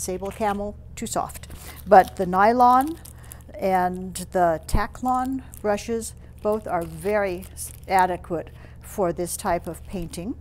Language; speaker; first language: English; native; English